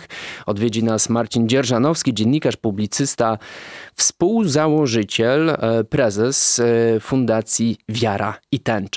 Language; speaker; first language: Polish; native; Polish